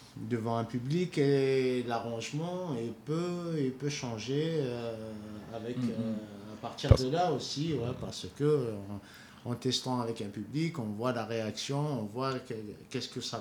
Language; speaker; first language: French; non-native, local second language; Kabyle